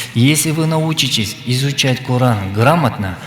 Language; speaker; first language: Russian; non-native, local second language; Kazakh